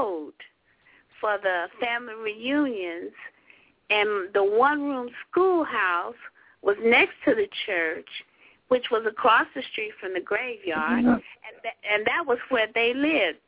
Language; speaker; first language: English; native; English